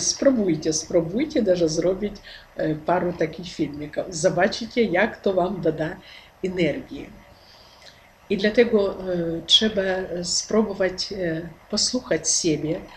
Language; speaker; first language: Polish; non-native, learner; Ukrainian